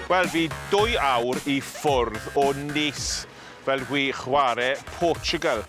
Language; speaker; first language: Welsh; non-native, learner; English